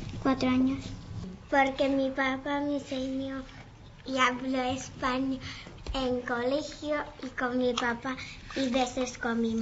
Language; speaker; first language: Spanish; early bilingual, heritage; Spanish